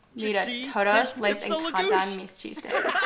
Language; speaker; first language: Spanish; non-native, learner; English